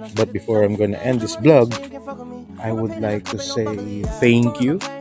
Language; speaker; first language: English; non-native, local second language; Filipino